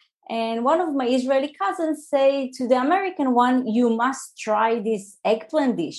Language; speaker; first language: English; non-native, fluent; Hebrew